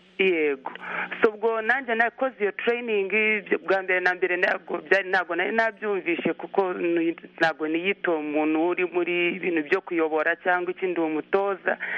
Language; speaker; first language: Kinyarwanda; early bilingual, heritage; Kinyarwanda